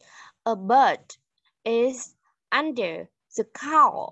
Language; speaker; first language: English; non-native, learner; Vietnamese